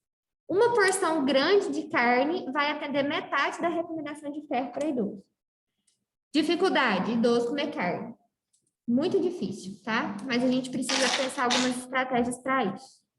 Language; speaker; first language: Portuguese; native; Portuguese